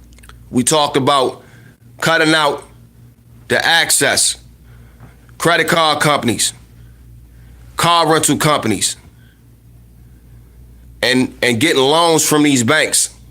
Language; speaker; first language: English; native; English